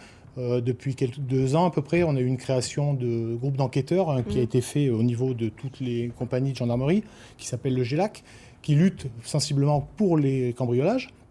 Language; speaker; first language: French; native; French